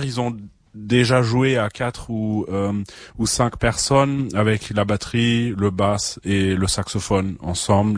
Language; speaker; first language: French; non-native, fluent; German